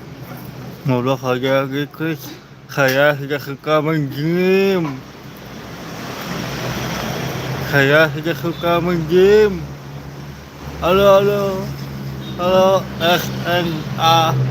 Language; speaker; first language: Indonesian; non-native, local second language; Balinese